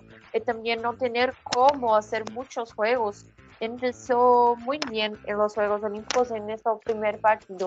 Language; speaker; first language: Spanish; non-native, fluent; Portuguese